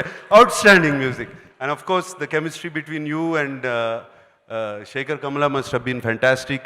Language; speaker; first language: Telugu; native; Telugu